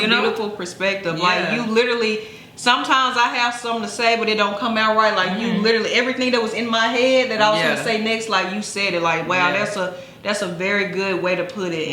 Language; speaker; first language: English; native; English